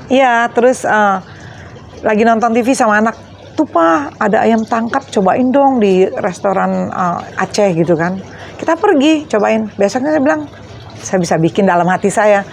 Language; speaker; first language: Indonesian; native; Indonesian